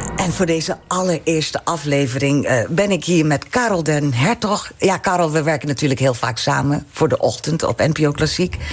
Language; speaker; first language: Dutch; native; Dutch